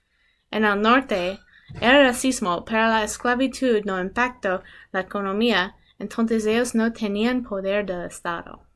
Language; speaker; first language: Spanish; non-native, learner; English